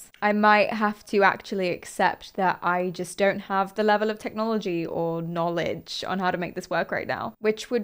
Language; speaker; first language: English; native; English